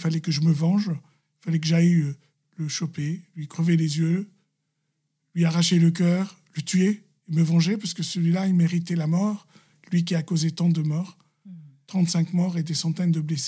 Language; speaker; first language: French; non-native, local second language; Arabic